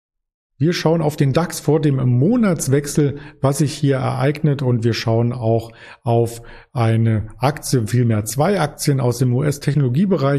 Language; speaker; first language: German; native; German